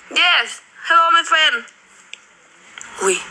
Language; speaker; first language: English; non-native, learner; Thai